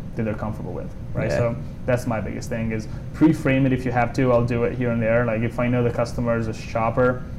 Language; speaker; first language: English; non-native, fluent; Italian